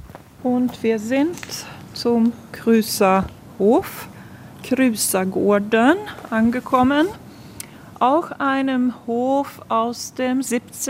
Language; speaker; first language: German; non-native, fluent; Swedish